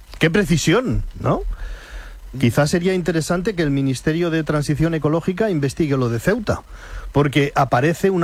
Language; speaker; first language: Spanish; native; Spanish